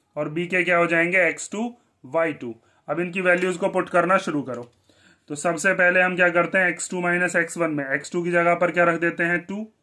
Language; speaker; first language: Hindi; native; Hindi